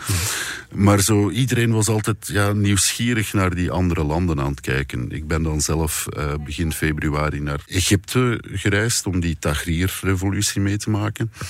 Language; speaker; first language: Dutch; native; Dutch